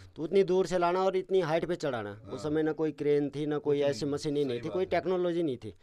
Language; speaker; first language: Hindi; non-native, local second language; Garhwali